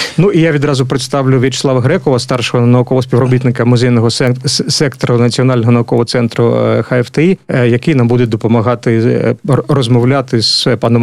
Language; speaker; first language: Ukrainian; native; Ukrainian